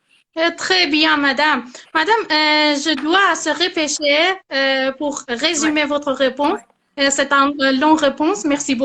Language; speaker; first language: French; non-native, learner; Persian